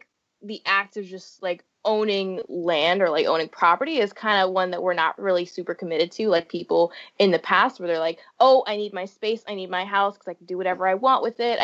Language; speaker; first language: English; native; English